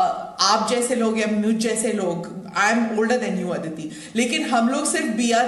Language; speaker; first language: Hindi; native; Hindi